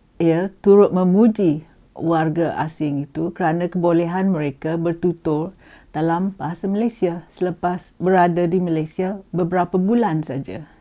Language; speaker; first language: Malay; native; Malay